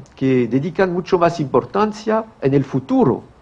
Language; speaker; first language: Spanish; non-native, fluent; French